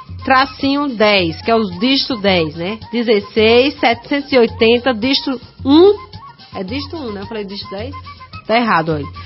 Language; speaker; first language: Portuguese; native; Portuguese